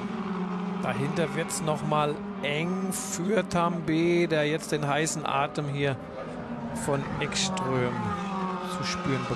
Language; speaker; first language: German; native; German